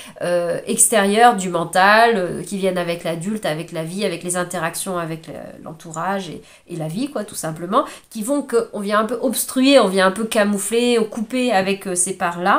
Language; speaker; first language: French; native; French